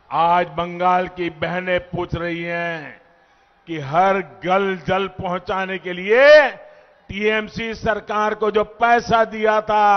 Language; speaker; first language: Hindi; native; Hindi